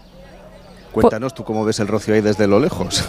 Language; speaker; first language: Spanish; native; Spanish